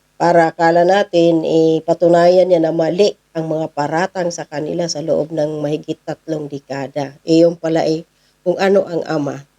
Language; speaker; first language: Filipino; non-native, local second language; Cebuano